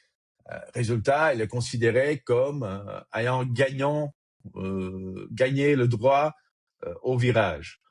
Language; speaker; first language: French; native; French